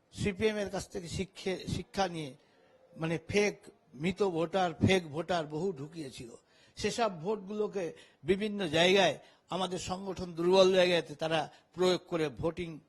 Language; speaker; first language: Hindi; non-native, local second language; Bangla